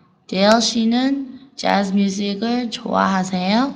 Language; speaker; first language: Korean; non-native, learner; English